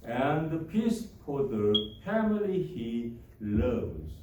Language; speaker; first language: English; non-native, learner; Korean